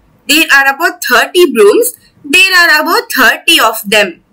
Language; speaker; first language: English; non-native, local second language; Tamil